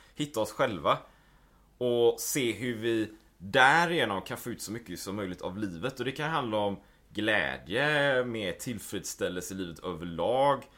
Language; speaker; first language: Swedish; native; Swedish